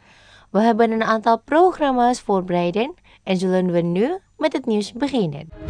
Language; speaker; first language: Dutch; non-native, fluent; Indonesian